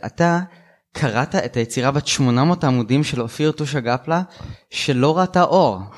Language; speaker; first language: Hebrew; native; Hebrew